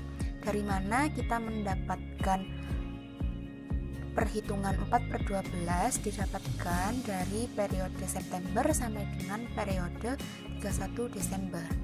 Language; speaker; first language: Indonesian; native; Indonesian